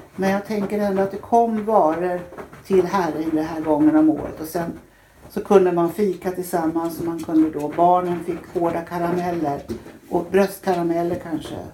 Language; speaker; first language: Swedish; native; Swedish